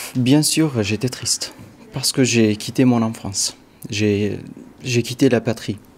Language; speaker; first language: French; non-native, fluent; Arabic